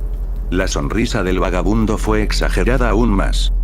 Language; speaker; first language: Spanish; native; Spanish